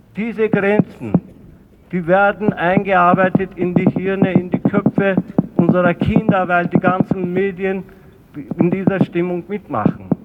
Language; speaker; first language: German; early bilingual, other home language; Turkish